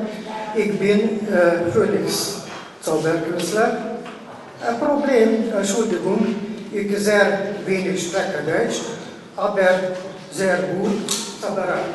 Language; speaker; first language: German; non-native, learner; Hungarian